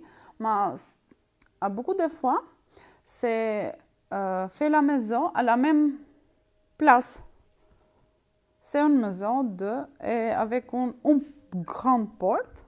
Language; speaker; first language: French; non-native, learner; Albanian